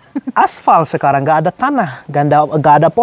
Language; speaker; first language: Indonesian; non-native, fluent; Arabic